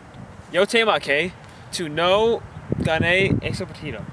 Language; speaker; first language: Spanish; non-native, learner; English